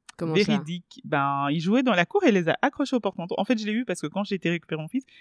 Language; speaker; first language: French; non-native, fluent; Swahili